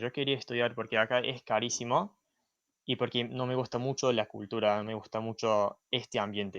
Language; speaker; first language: Spanish; non-native, fluent; English